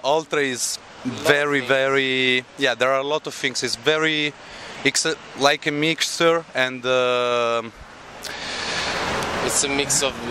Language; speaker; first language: English; non-native, learner; Italian